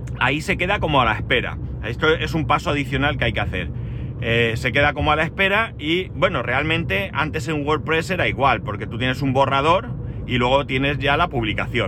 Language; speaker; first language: Spanish; native; Spanish